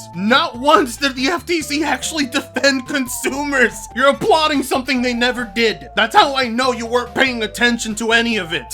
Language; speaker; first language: English; native; English